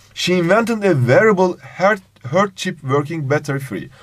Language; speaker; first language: English; non-native, fluent; Turkish